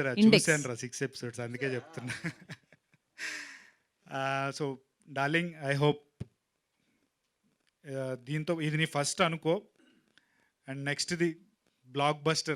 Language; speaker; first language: Telugu; native; Telugu